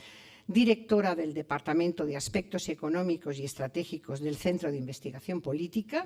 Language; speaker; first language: Spanish; native; Spanish